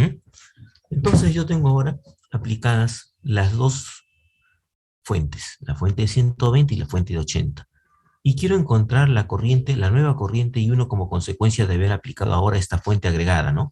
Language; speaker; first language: Spanish; native; Spanish